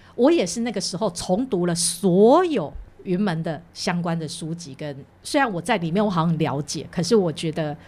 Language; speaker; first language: Chinese; native; Chinese